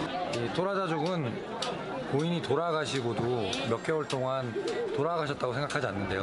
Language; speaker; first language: Korean; native; Korean